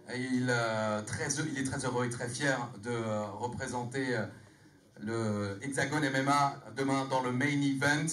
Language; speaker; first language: French; native; French